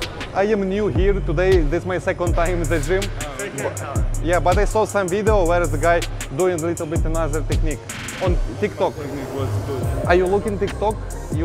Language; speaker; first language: English; non-native, learner; Russian